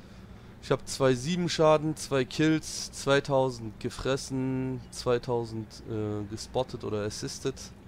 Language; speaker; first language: German; native; German